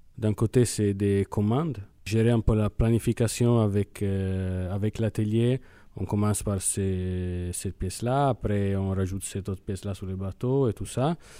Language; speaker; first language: French; non-native, fluent; Italian